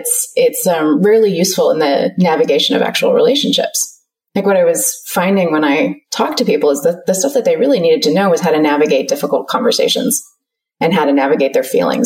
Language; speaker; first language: English; native; English